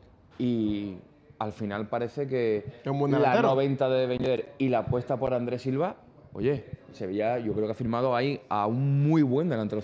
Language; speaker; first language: Spanish; native; Spanish